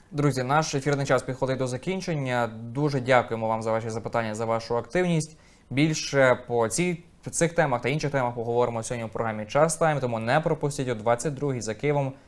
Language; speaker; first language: Ukrainian; native; Ukrainian